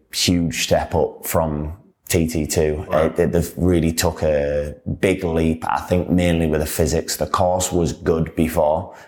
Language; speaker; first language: English; native; English